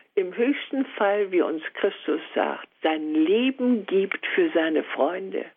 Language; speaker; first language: German; native; German